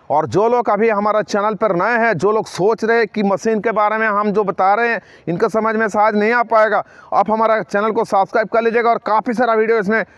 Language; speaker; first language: Hindi; non-native, local second language; Bangla